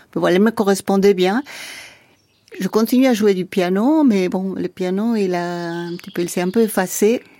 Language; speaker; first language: French; non-native, fluent; Spanish